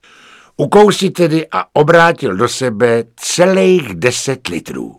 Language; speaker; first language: Czech; native; Czech